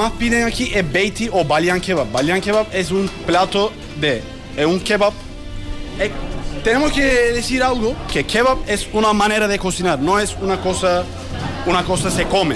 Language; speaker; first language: Spanish; non-native, learner; Turkish